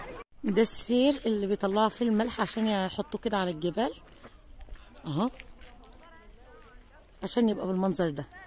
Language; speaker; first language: Arabic; native; Arabic